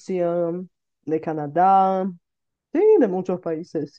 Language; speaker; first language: Spanish; non-native, fluent; Bulgarian